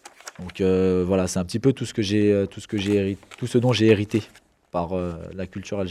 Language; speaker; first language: French; early bilingual, other home language; Kabyle